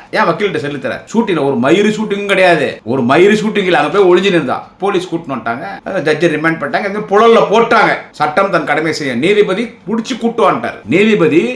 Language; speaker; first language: Tamil; non-native, local second language; Telugu